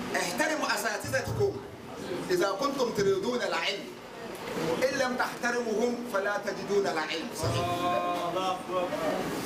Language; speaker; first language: Arabic; non-native, fluent; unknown